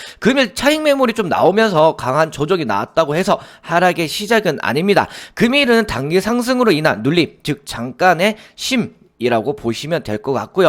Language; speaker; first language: Korean; native; Korean